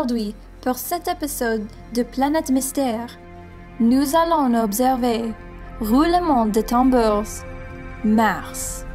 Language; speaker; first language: French; non-native, learner; English